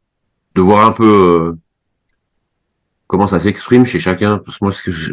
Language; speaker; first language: French; native; French